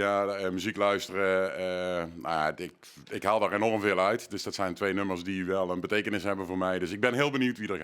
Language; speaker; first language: Dutch; native; Dutch